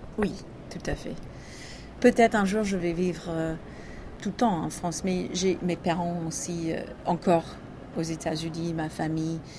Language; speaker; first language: French; non-native, learner; English